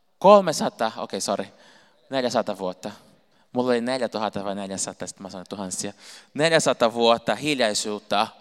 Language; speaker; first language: Finnish; non-native, fluent; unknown